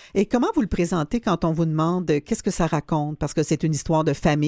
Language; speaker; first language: French; native; French